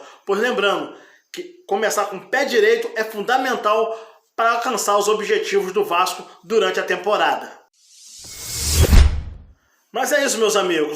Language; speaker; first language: Portuguese; native; Portuguese